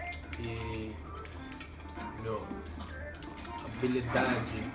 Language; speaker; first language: Portuguese; non-native, learner; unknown